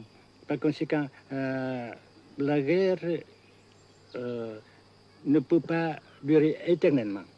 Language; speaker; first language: French; non-native, fluent; Vietnamese